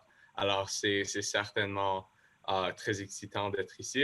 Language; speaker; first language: French; non-native, local second language; English